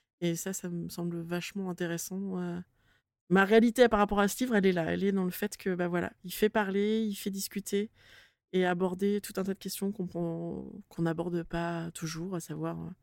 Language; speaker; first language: French; native; French